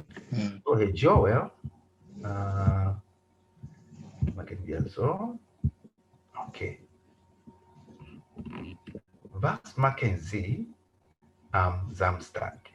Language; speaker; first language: German; non-native, fluent; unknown